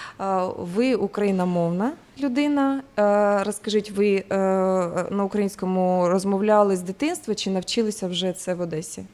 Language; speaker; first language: Ukrainian; non-native, local second language; Russian